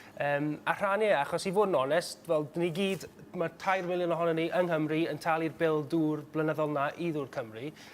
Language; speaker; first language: Welsh; native; Welsh